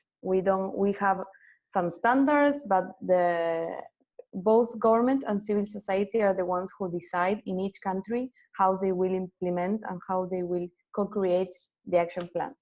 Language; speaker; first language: English; non-native, fluent; Spanish